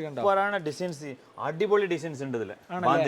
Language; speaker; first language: Malayalam; non-native, local second language; Tamil